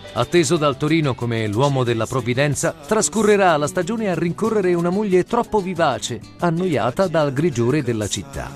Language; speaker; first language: Italian; native; Italian